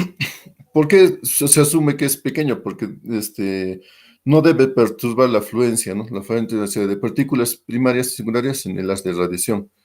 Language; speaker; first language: Spanish; native; Spanish